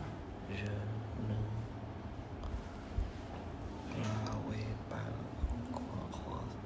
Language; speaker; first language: French; non-native, learner; Vietnamese